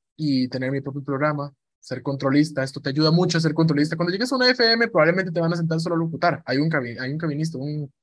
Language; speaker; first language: Spanish; native; Spanish